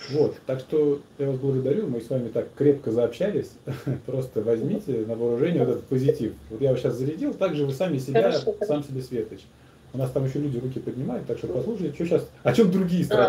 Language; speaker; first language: Russian; native; Russian